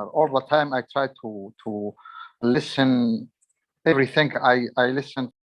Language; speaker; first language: English; non-native, learner; Arabic